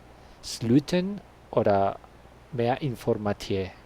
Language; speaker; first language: German; non-native, learner; Spanish